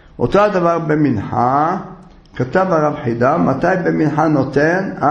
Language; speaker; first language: Hebrew; native; Hebrew